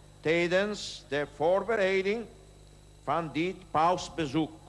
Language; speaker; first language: Dutch; non-native, learner; Polish